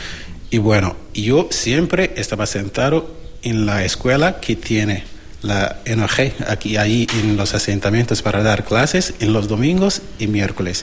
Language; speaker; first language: Spanish; non-native, learner; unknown